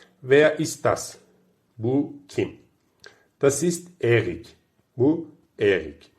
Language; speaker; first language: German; non-native, fluent; Turkish